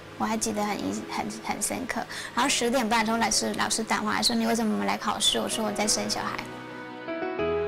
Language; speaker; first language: Chinese; non-native, fluent; Vietnamese